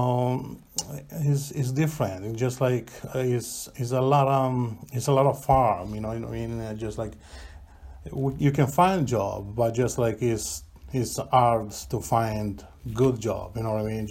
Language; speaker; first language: English; non-native, learner; Italian